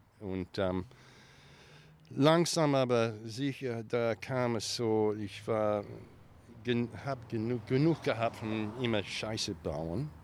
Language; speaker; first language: German; early bilingual, heritage; German